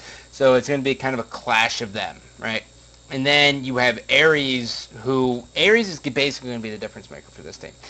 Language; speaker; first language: English; native; English